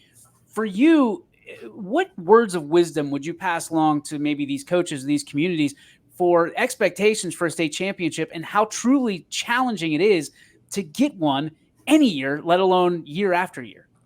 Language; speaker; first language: English; native; English